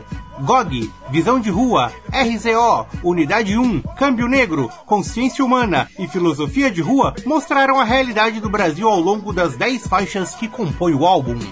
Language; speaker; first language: Portuguese; native; Portuguese